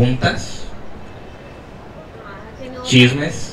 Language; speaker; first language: Spanish; native; Spanish